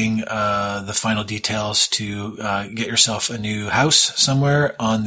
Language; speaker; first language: English; native; English